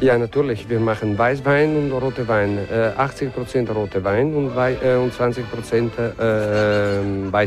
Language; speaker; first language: German; non-native, learner; Italian